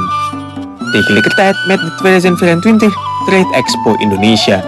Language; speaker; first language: Dutch; non-native, fluent; Indonesian